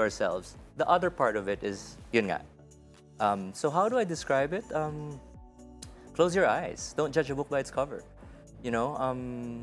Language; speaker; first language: English; non-native, local second language; Hiligaynon